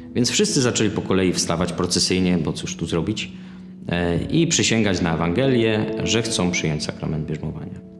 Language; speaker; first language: Polish; native; Polish